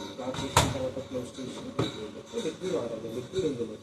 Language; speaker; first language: Telugu; non-native, local second language; Kannada